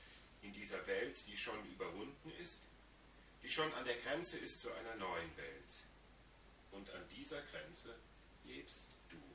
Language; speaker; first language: German; native; German